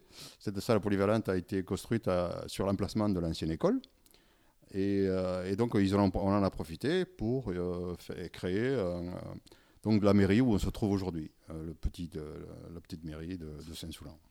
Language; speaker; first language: French; native; French